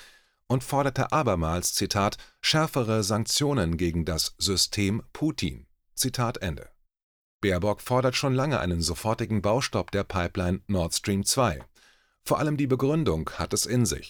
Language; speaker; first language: German; native; German